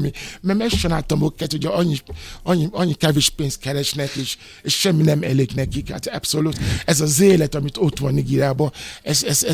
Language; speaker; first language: Hungarian; non-native, fluent; Yoruba